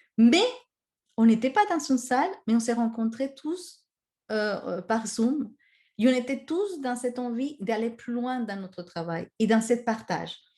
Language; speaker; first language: French; non-native, fluent; Spanish